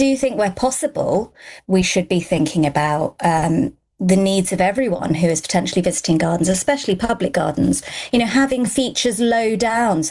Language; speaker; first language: English; non-native, local second language; Gujarati